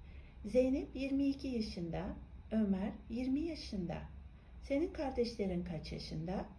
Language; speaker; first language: Turkish; non-native, fluent; Kazakh